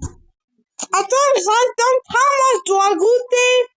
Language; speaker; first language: French; native; French